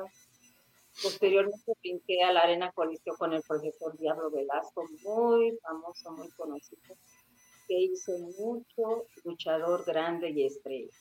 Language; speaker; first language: Spanish; native; Spanish